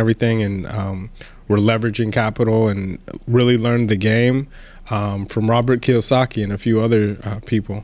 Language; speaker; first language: English; native; English